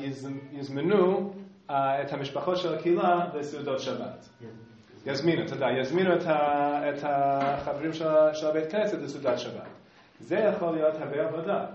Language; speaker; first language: Hebrew; non-native, fluent; English